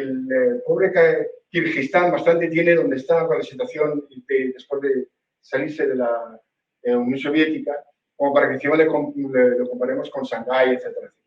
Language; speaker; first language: Spanish; native; Spanish